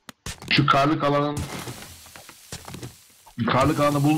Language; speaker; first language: Turkish; native; Turkish